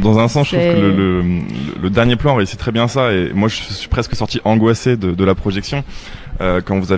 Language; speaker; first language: French; native; French